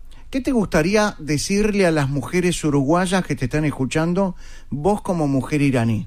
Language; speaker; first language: Spanish; native; Spanish